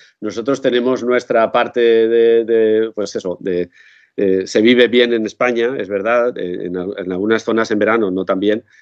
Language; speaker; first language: Spanish; native; Spanish